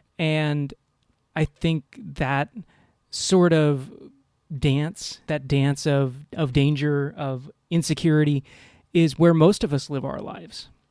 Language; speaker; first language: English; native; English